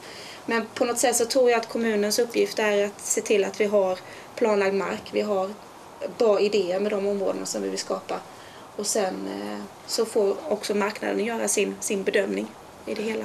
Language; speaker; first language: Swedish; native; Swedish